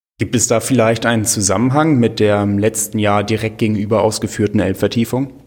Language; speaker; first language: German; native; German